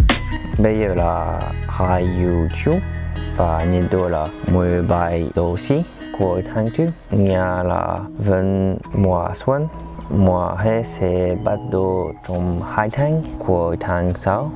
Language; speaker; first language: Vietnamese; non-native, learner; French